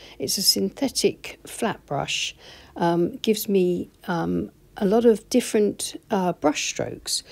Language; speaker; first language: English; native; English